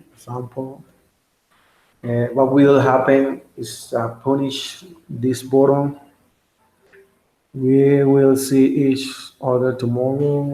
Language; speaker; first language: English; non-native, learner; Spanish